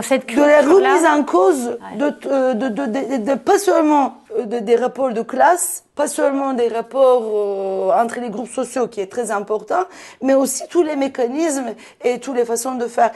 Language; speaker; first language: French; non-native, fluent; Turkish